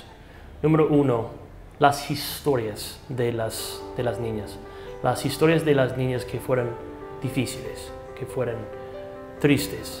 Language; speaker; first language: Spanish; non-native, fluent; English